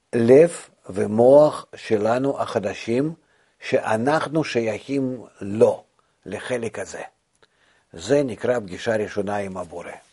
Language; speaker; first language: Hebrew; non-native, fluent; Russian